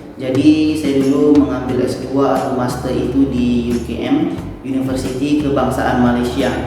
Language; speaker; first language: Indonesian; native; Indonesian